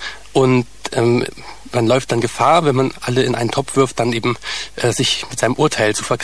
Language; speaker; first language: German; native; German